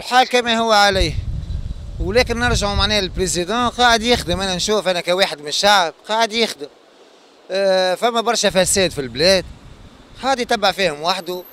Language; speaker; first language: Arabic; native; Arabic